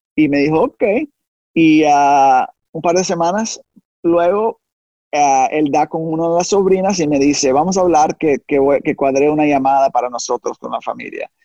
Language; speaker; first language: Spanish; early bilingual, heritage; Spanish